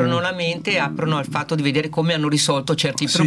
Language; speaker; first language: Italian; native; Italian